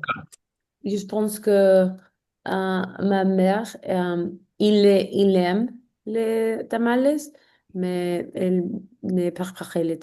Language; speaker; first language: French; non-native, learner; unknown